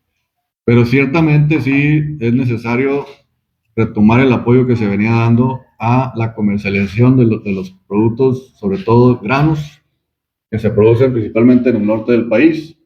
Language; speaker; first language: Spanish; native; Spanish